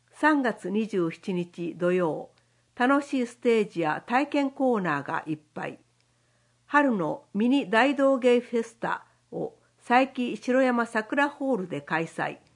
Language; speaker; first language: Japanese; native; Japanese